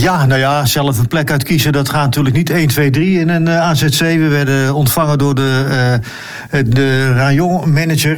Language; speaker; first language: Dutch; native; Dutch